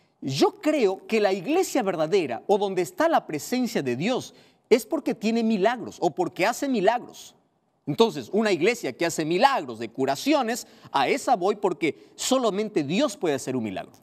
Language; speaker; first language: Spanish; native; Spanish